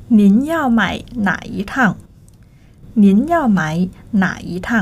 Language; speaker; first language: Chinese; non-native, fluent; Thai